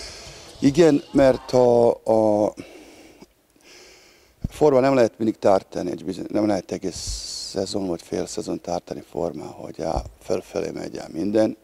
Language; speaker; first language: Hungarian; non-native, learner; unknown